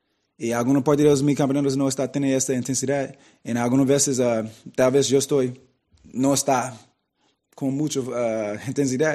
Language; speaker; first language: Spanish; non-native, learner; English